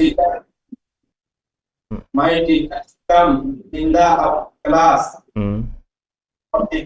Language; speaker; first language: English; non-native, learner; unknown